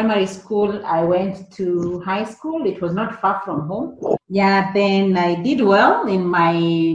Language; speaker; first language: English; non-native, local second language; Kikuyu